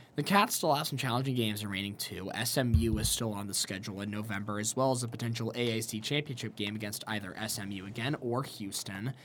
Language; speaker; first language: English; native; English